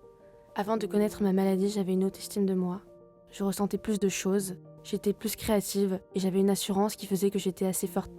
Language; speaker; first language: French; native; French